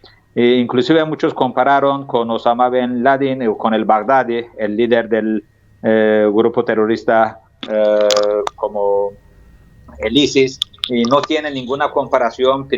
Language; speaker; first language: Spanish; non-native, fluent; Turkish